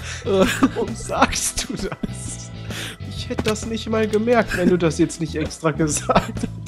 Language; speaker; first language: German; native; German